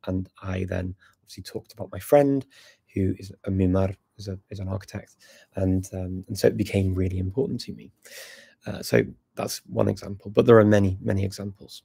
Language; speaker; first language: English; native; English